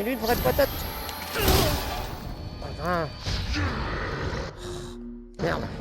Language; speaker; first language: French; native; French